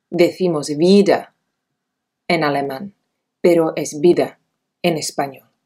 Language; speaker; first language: Spanish; non-native, fluent; Czech